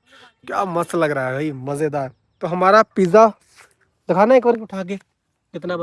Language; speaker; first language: Hindi; non-native, local second language; Punjabi